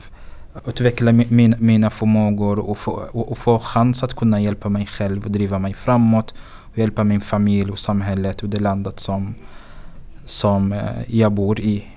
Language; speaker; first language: Swedish; non-native, fluent; Arabic